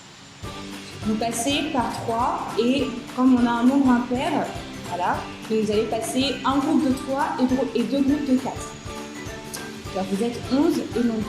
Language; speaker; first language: French; native; French